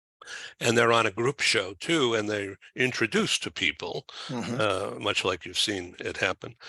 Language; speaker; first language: English; native; English